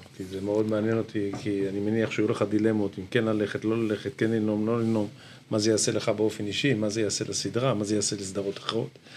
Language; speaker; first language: Hebrew; native; Hebrew